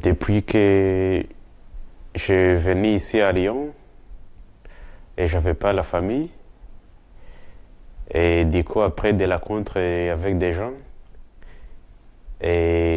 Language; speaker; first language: French; non-native, local second language; Kinyarwanda